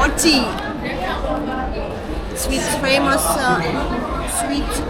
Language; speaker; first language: English; non-native, learner; Russian